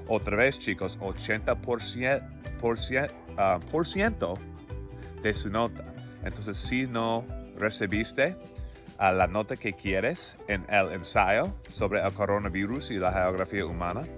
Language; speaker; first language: Spanish; non-native, fluent; English